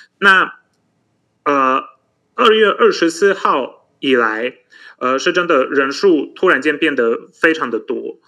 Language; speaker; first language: Chinese; non-native, fluent; Polish